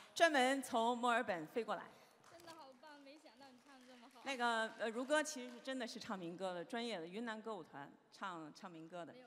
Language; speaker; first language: Chinese; native; Chinese